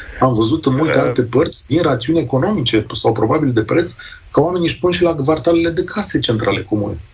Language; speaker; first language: Romanian; native; Romanian